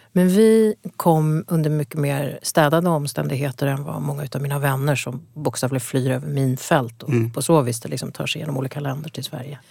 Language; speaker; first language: Swedish; early bilingual, other home language; Kurdish